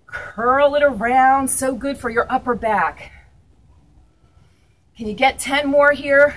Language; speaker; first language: English; native; English